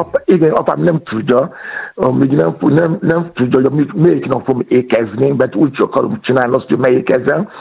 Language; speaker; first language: Hungarian; non-native, learner; Yoruba